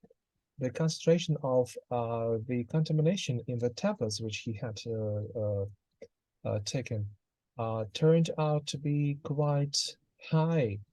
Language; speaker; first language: English; non-native, fluent; Russian